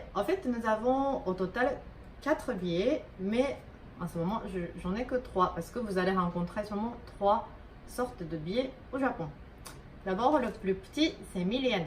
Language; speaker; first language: French; non-native, fluent; Japanese